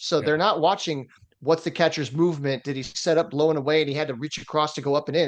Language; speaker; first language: English; native; English